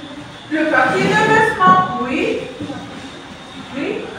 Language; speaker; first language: French; non-native, local second language; Arabic